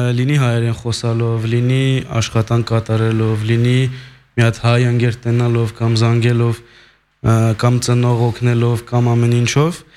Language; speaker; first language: Armenian; early bilingual, heritage; Armenian